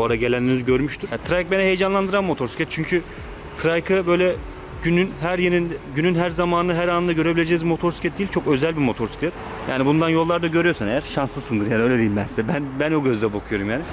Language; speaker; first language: Turkish; native; Turkish